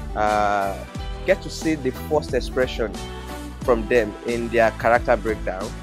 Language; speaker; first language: English; non-native, local second language; Yoruba